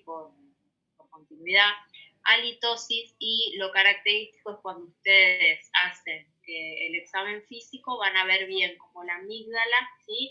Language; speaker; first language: Spanish; native; Spanish